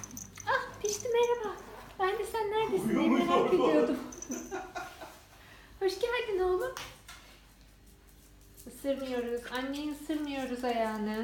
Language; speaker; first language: Turkish; native; Turkish